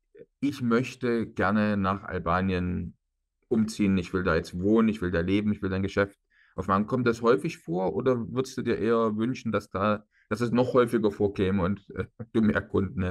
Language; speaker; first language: German; native; German